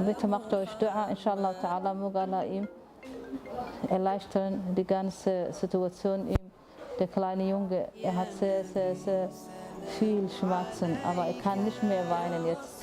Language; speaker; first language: German; non-native, learner; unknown